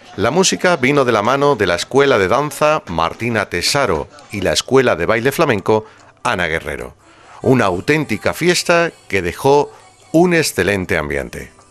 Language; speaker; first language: Spanish; native; Spanish